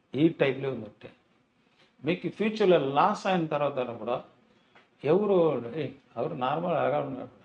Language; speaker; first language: Telugu; non-native, learner; Tamil